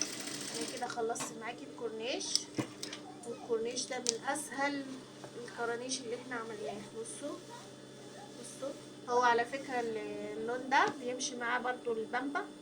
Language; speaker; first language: Arabic; native; Arabic